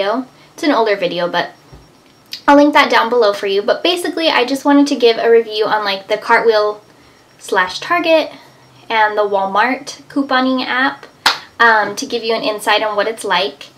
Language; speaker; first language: English; native; English